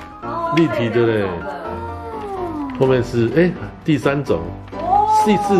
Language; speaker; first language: Chinese; native; Chinese